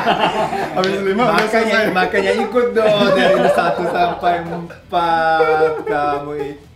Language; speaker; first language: Indonesian; non-native, fluent; Japanese